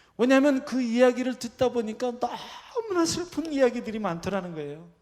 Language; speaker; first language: Korean; early bilingual, heritage; Korean